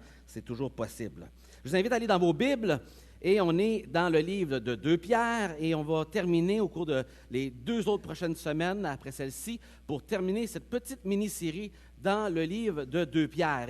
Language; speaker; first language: French; native; French